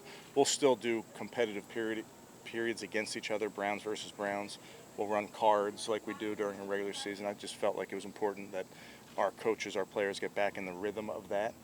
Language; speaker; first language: English; native; English